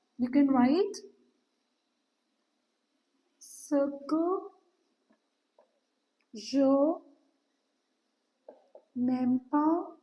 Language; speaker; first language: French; non-native, learner; Hindi